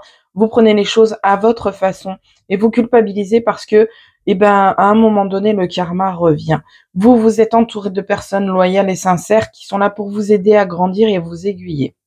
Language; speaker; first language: French; native; French